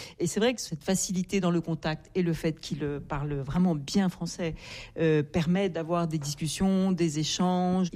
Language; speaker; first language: French; native; French